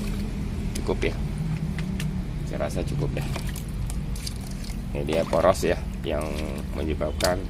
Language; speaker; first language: Indonesian; native; Indonesian